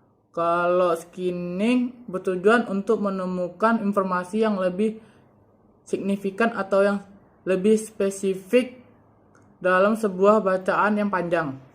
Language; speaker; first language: Indonesian; native; Indonesian